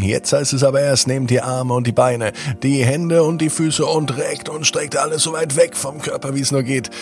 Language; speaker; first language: German; native; German